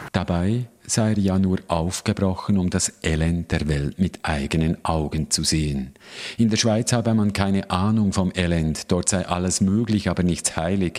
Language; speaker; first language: German; native; German